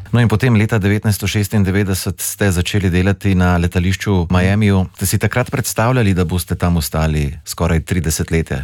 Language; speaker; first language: Slovenian; native; Slovenian